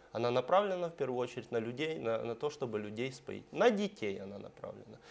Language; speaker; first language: Russian; native; Russian